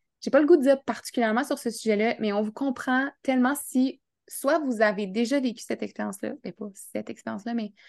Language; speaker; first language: French; native; French